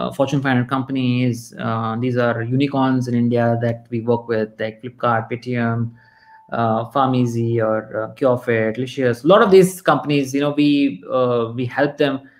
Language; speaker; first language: English; non-native, local second language; Kannada